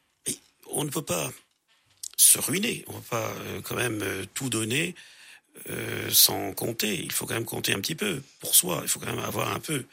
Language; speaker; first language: French; native; French